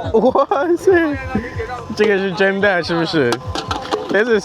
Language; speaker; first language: Chinese; non-native, learner; English